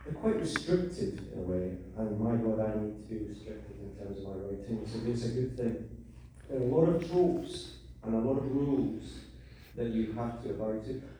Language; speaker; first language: English; native; English